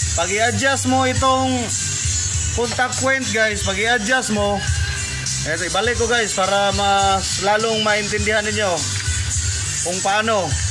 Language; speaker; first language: Filipino; non-native, local second language; Cebuano